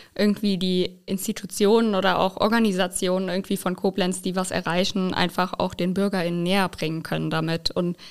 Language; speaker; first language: German; native; German